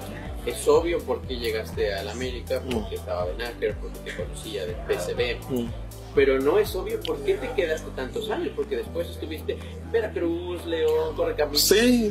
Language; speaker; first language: Spanish; native; Spanish